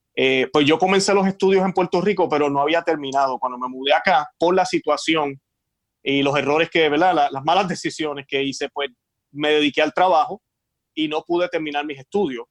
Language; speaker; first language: Spanish; native; Spanish